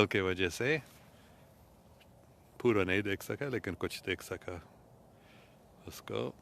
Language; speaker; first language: Urdu; non-native, fluent; English